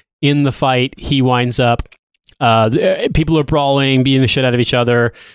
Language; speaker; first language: English; native; English